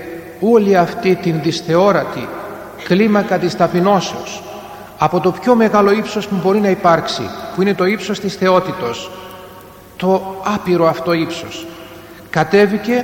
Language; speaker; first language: Greek; native; Greek